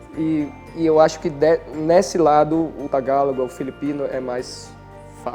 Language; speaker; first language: Portuguese; non-native, fluent; Filipino